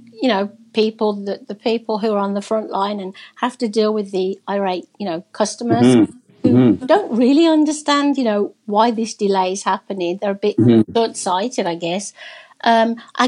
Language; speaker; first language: English; native; English